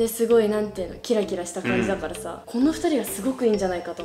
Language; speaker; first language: Japanese; native; Japanese